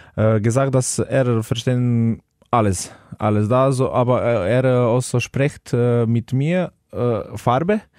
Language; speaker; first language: German; non-native, fluent; Slovenian